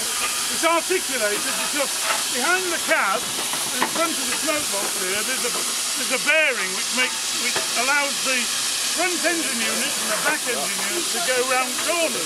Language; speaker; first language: English; native; English